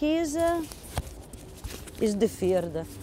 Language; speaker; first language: Dutch; non-native, learner; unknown